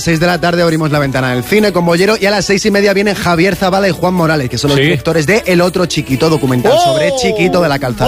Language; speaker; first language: Spanish; native; Spanish